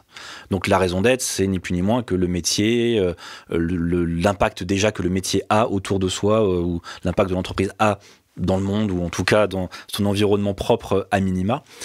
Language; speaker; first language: French; native; French